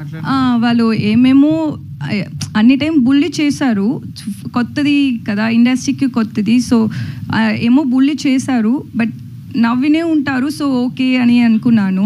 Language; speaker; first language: Telugu; non-native, learner; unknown